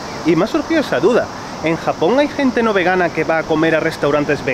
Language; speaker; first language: Spanish; native; Spanish